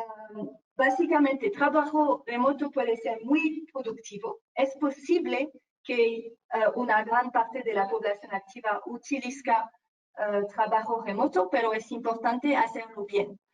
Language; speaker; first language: Spanish; non-native, fluent; French